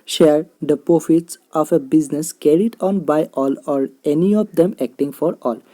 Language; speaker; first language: English; non-native, local second language; Assamese